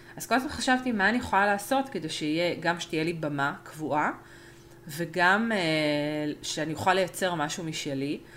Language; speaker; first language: Hebrew; early bilingual, other home language; Spanish